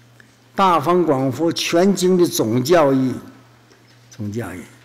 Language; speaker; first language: Chinese; native; Chinese